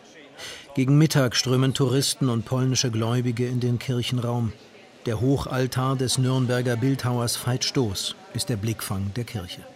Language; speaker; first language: German; native; German